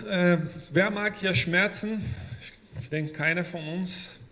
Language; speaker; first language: German; non-native, fluent; Portuguese